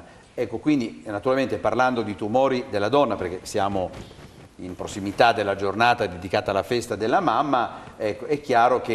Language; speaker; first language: Italian; native; Italian